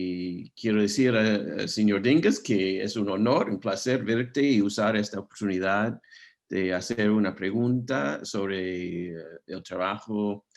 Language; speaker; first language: Spanish; non-native, fluent; English